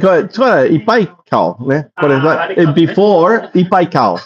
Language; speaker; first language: Japanese; non-native, learner; English